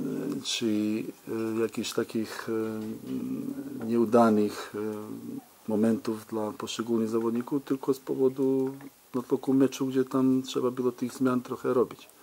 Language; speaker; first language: Polish; non-native, fluent; Serbian